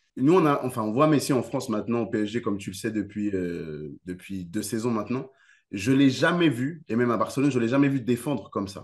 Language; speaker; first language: French; native; French